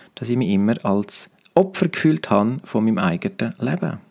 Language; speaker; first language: German; non-native, fluent; Romansh